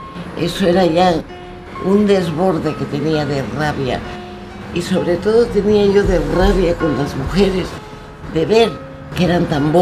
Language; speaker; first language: Spanish; native; Spanish